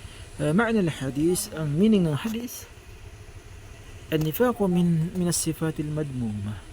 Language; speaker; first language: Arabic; non-native, fluent; Filipino